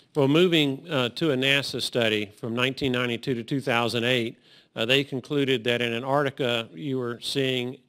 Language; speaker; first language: English; native; English